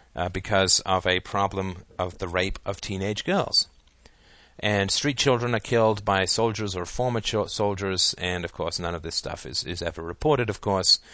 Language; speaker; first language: English; native; English